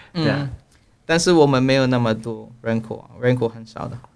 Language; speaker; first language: Chinese; non-native, learner; Spanish